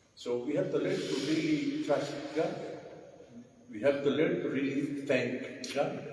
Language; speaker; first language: English; non-native, local second language; Filipino